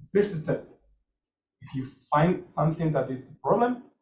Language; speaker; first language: English; non-native, fluent; Spanish